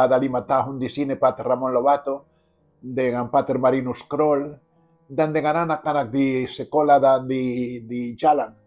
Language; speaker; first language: Indonesian; non-native, fluent; Spanish